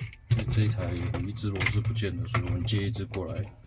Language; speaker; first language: Chinese; native; Chinese